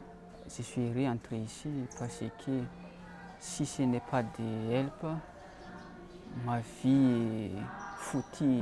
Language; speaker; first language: French; non-native, local second language; Malagasy